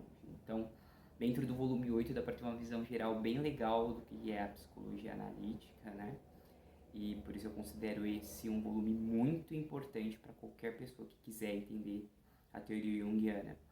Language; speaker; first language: Portuguese; native; Portuguese